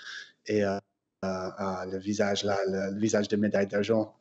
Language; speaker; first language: French; non-native, fluent; English